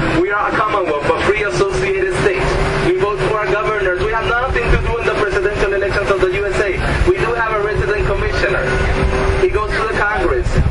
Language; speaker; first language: English; non-native, fluent; Spanish